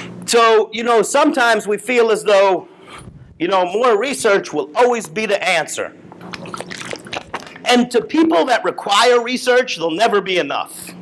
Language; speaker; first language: English; native; English